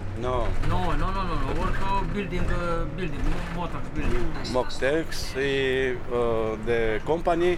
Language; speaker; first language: English; non-native, learner; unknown